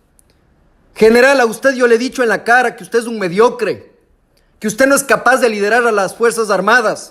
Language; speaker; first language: Spanish; native; Spanish